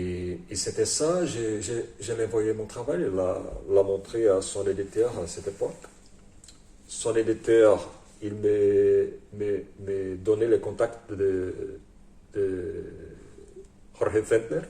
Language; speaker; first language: French; non-native, fluent; Portuguese